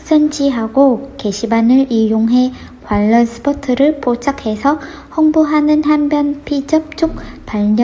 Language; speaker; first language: Korean; non-native, learner; Vietnamese